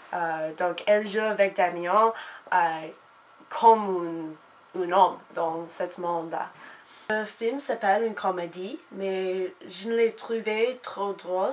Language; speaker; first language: French; non-native, learner; English